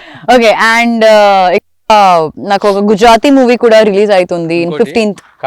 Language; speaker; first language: Telugu; non-native, learner; Gujarati